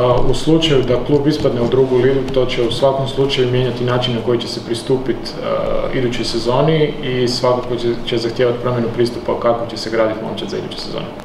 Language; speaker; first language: Croatian; native; Croatian